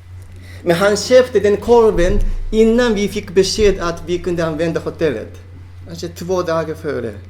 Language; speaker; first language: Swedish; non-native, fluent; Japanese